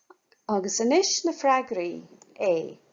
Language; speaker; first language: Irish; non-native, local second language; English